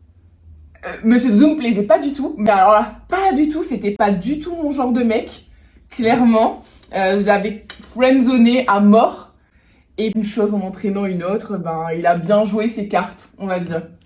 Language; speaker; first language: French; native; French